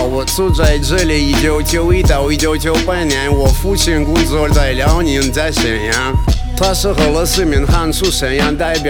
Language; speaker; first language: Chinese; non-native, learner; Russian